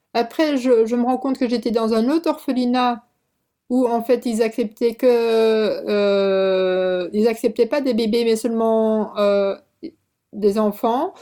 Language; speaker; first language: French; early bilingual, other home language; Korean